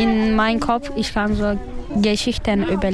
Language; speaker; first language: German; early bilingual, other home language; Turkish